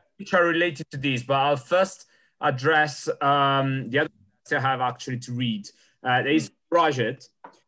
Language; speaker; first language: English; non-native, fluent; Italian